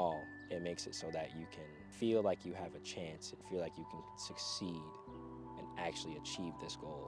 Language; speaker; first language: English; native; English